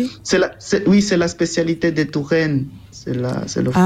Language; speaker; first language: French; non-native, learner; Portuguese